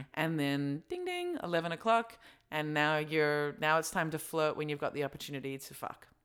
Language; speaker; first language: English; native; English